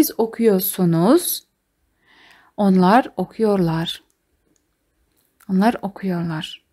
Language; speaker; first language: Turkish; non-native, fluent; Kazakh